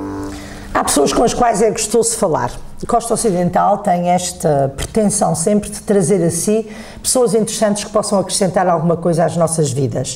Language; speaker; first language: Portuguese; native; Portuguese